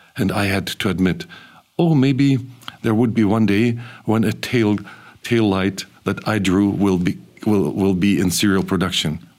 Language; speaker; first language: English; early bilingual, other home language; German